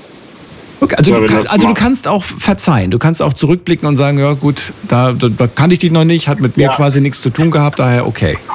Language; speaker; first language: German; native; German